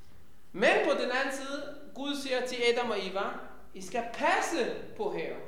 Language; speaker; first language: Danish; non-native, fluent; Hebrew